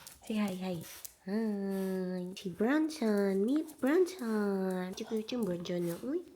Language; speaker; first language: Filipino; non-native, local second language; Cebuano